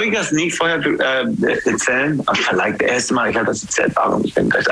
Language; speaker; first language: German; non-native, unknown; English